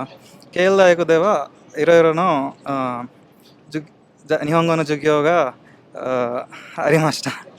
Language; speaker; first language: Japanese; non-native, learner; Telugu